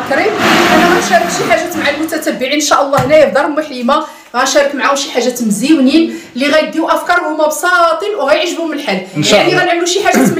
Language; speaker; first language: Arabic; native; Arabic